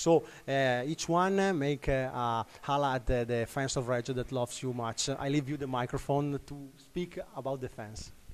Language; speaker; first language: English; non-native, learner; Italian